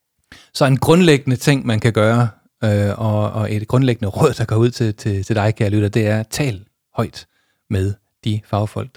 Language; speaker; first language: Danish; native; Danish